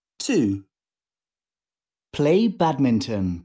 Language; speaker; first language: English; non-native, learner; Vietnamese